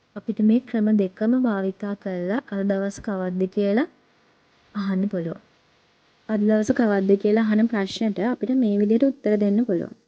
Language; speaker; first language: Sinhala; native; Sinhala